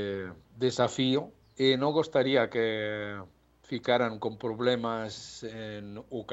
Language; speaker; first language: Portuguese; non-native, learner; Spanish